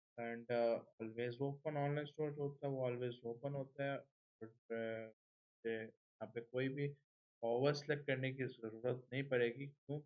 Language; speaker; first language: Urdu; non-native, local second language; Punjabi